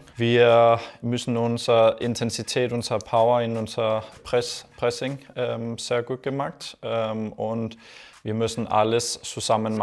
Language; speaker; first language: German; non-native, learner; Danish